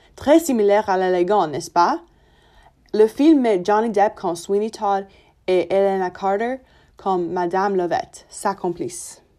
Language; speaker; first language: French; non-native, learner; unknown